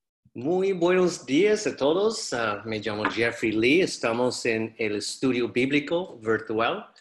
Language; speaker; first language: Spanish; non-native, fluent; English